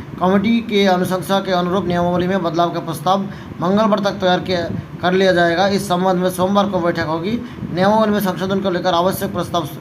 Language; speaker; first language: Hindi; non-native, local second language; Bangla